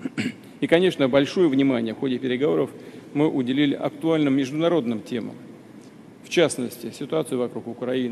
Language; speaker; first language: Russian; native; Russian